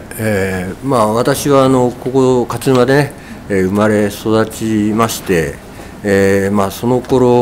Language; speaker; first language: Japanese; native; Japanese